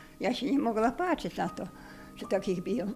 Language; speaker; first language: Polish; non-native, local second language; Ukrainian